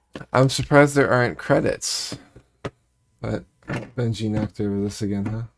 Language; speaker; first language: English; native; English